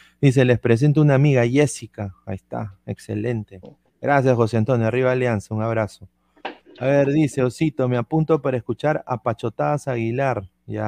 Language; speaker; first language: Spanish; native; Spanish